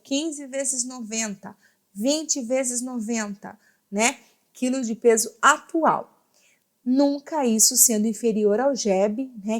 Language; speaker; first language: Portuguese; native; Portuguese